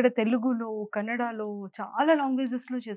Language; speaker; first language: Telugu; native; Telugu